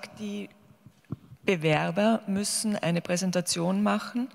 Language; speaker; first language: German; native; German